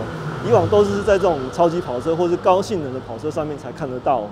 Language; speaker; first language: Chinese; native; Chinese